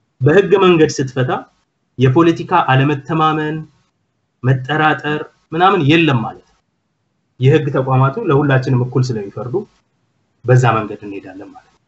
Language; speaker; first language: Amharic; non-native, local second language; Oromo